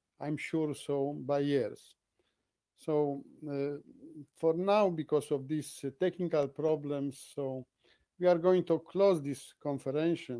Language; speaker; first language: English; non-native, fluent; Polish